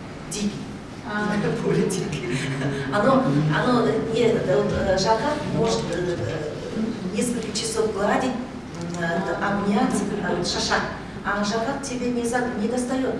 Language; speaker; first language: Russian; non-native, local second language; Kazakh